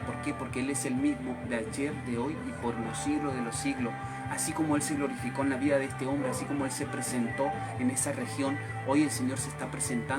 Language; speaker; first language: Spanish; native; Spanish